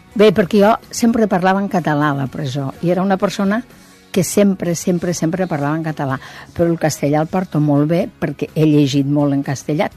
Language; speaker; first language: Catalan; native; Catalan